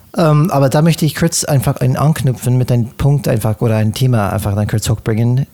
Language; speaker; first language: German; non-native, fluent; English